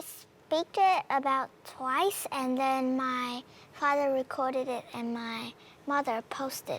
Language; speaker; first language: English; non-native, fluent; Vietnamese